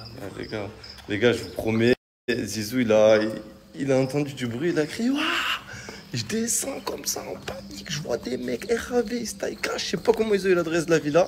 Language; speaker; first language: French; native; French